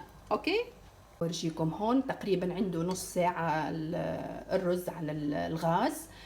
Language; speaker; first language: Arabic; native; Arabic